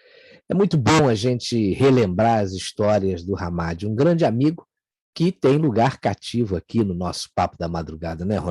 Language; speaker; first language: Portuguese; native; Portuguese